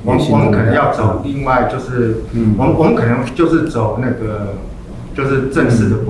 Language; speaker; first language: Chinese; native; Chinese